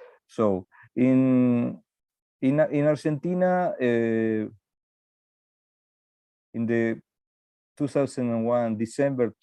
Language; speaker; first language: English; non-native, learner; Spanish